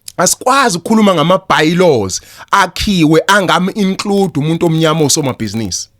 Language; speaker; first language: Zulu; native; Zulu